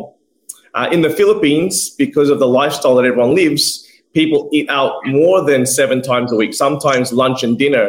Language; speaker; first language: English; native; English